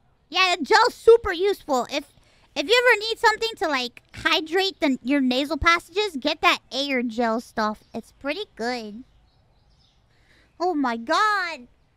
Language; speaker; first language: English; early bilingual, other home language; Spanish